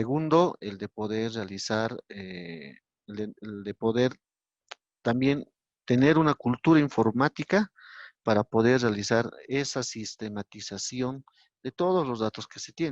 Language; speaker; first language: Spanish; native; Spanish